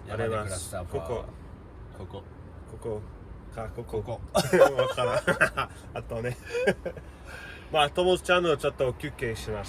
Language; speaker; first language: Japanese; non-native, learner; English